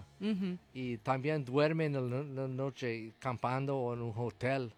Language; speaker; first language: Spanish; non-native, learner; English